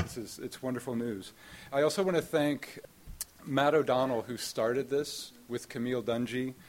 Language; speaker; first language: English; native; English